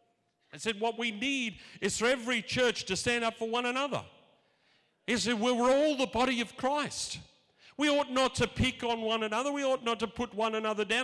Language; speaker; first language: English; native; English